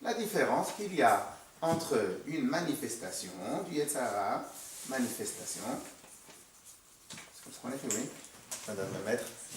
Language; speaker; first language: French; native; French